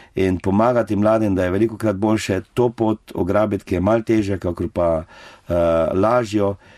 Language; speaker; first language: Slovenian; native; Slovenian